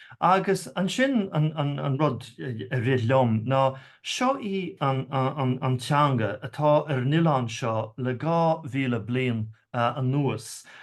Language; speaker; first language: Irish; non-native, local second language; English